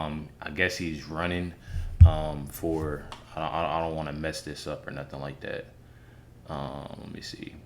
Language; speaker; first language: English; native; English